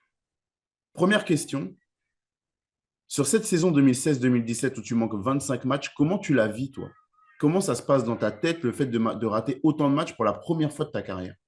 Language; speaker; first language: French; native; French